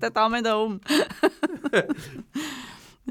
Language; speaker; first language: German; native; German